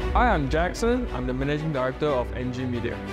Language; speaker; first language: English; non-native, local second language; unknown